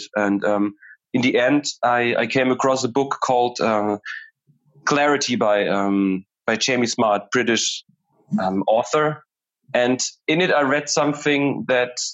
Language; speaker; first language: English; non-native, fluent; German